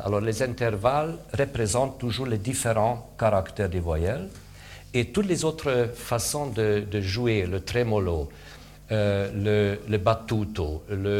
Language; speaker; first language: French; non-native, fluent; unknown